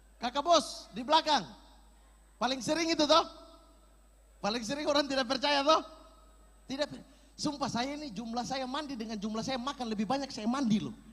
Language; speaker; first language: Indonesian; native; Indonesian